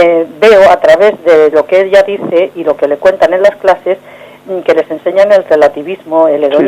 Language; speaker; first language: Spanish; native; Spanish